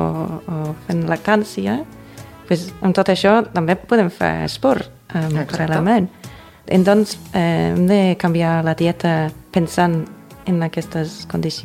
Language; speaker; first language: Catalan; non-native, fluent; English